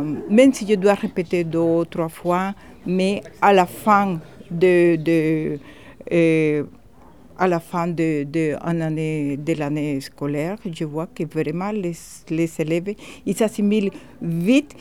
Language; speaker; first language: French; non-native, fluent; Spanish